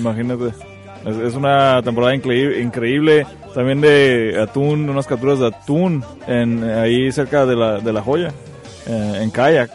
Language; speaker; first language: Spanish; native; Spanish